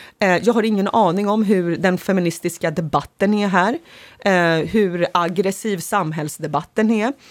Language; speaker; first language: Swedish; early bilingual, other home language; Finnish